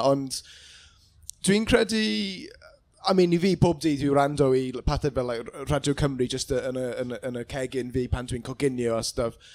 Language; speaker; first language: Welsh; non-native, local second language; English